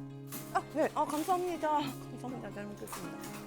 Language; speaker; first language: Korean; non-native, fluent; Japanese